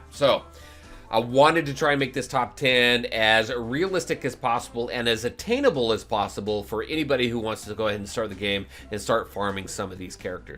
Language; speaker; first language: English; native; English